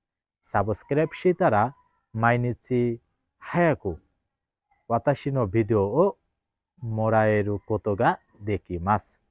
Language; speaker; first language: Japanese; non-native, learner; Bangla